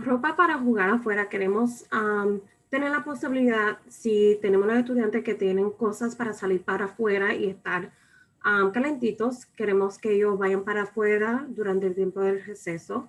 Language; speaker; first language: Spanish; early bilingual, other home language; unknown